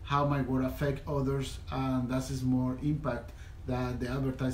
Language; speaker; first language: English; non-native, fluent; Spanish